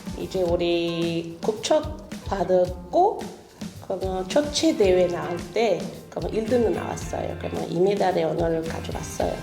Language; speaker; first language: Korean; non-native, learner; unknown